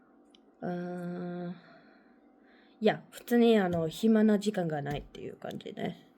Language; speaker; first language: Japanese; non-native, learner; English